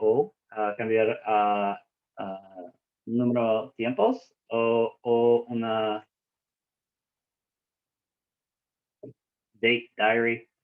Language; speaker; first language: Spanish; non-native, learner; English